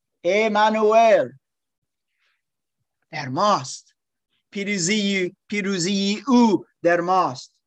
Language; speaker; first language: Persian; non-native, learner; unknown